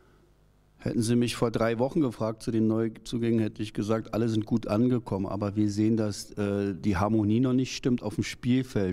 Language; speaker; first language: German; native; German